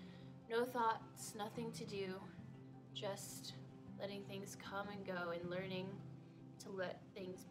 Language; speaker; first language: English; native; English